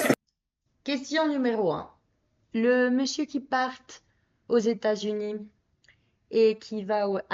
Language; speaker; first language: French; non-native, fluent; Spanish